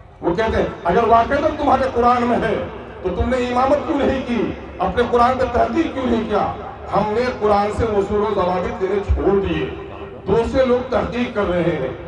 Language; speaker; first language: Urdu; non-native, local second language; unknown